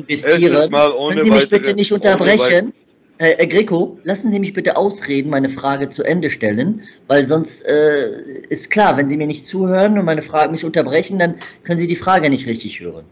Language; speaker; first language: German; native; German